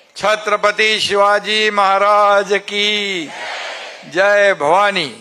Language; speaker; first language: Hindi; non-native, local second language; Marathi